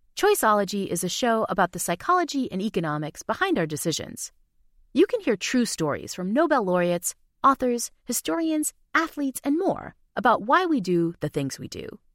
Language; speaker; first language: English; native; English